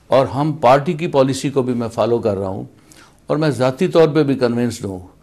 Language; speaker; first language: Urdu; native; Urdu